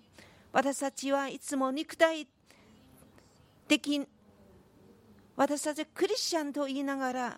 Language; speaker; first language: Japanese; non-native, fluent; Korean